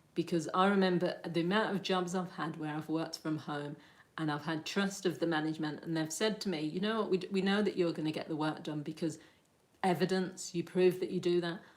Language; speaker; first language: English; native; English